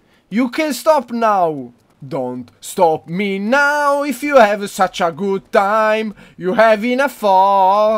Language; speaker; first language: English; non-native, learner; Italian